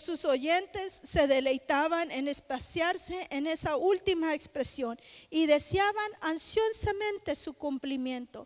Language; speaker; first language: Spanish; native; Spanish